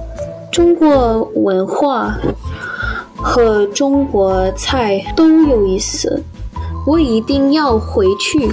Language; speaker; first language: Chinese; non-native, learner; English